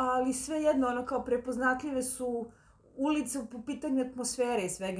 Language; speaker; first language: Serbian; native; Serbian